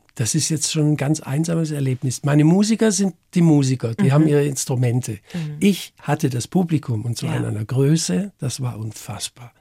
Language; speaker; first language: German; native; German